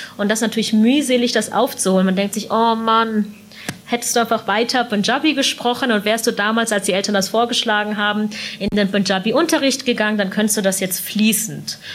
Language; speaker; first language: German; early bilingual, other home language; Punjabi